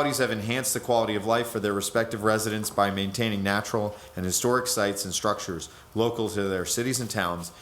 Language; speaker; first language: English; native; English